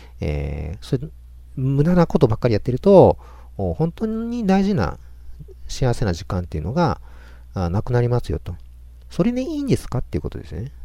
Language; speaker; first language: Japanese; native; Japanese